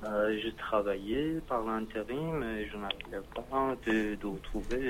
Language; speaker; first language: French; non-native, learner; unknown